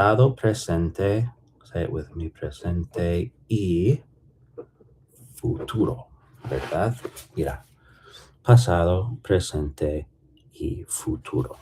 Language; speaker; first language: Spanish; non-native, fluent; English